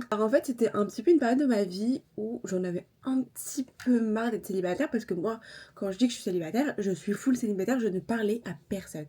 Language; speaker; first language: French; native; French